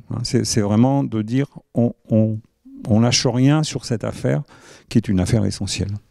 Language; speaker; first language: French; native; French